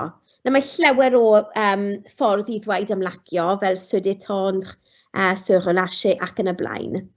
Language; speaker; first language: Welsh; non-native, local second language; English